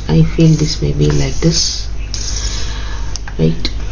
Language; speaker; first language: English; non-native, local second language; Tamil